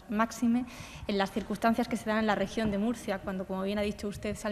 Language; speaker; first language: Spanish; native; Spanish